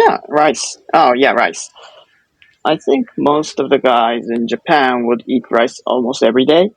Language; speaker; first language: English; non-native, fluent; Japanese